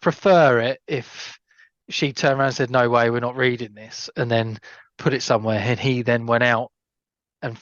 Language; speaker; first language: English; native; English